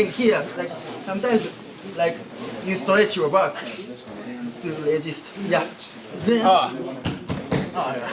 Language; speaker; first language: English; non-native, learner; Japanese